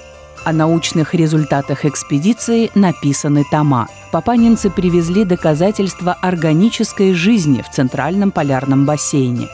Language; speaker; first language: Russian; native; Russian